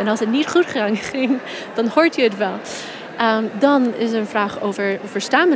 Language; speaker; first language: Dutch; non-native, fluent; English